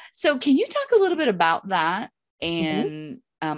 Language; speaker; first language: English; native; English